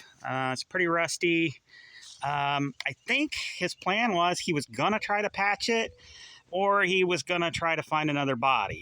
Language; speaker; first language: English; native; English